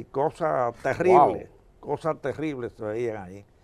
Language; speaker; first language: Spanish; native; Spanish